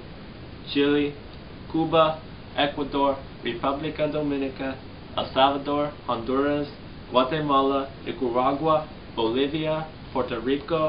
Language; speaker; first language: Spanish; non-native, learner; English